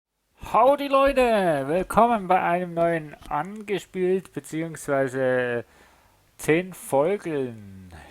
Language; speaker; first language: German; native; German